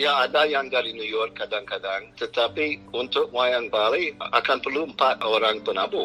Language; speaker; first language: Indonesian; non-native, fluent; English